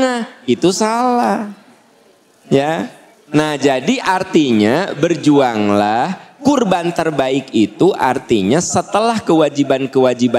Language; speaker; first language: Indonesian; non-native, local second language; Sundanese